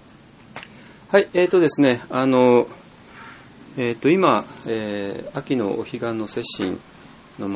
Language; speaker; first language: Japanese; native; Japanese